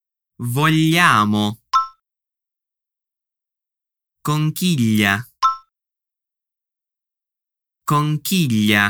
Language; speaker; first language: Italian; non-native, fluent; Portuguese